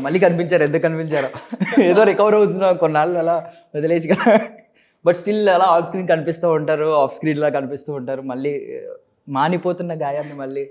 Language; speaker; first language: Telugu; native; Telugu